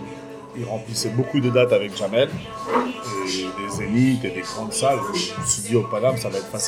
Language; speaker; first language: French; native; French